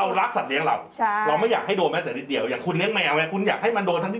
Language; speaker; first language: Thai; native; Thai